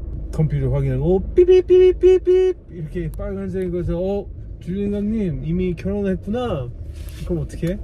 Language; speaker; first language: Korean; non-native, learner; French